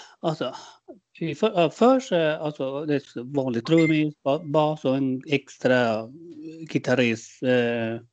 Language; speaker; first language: Swedish; non-native, fluent; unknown